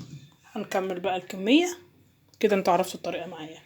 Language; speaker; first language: Arabic; native; Arabic